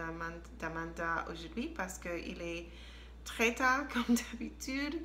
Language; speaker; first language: French; non-native, learner; English